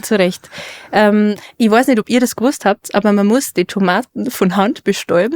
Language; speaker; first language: German; native; German